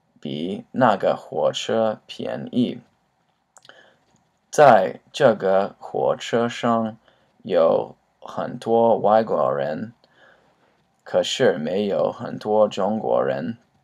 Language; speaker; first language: Chinese; non-native, learner; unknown